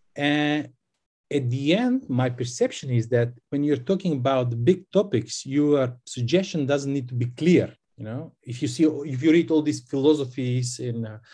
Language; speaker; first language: English; non-native, fluent; Macedonian